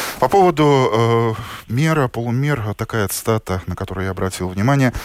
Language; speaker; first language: Russian; native; Russian